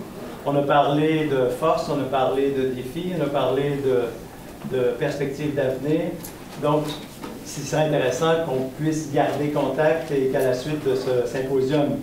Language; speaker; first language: French; native; French